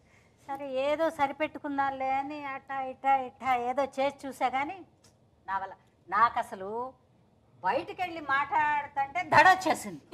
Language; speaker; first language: Telugu; native; Telugu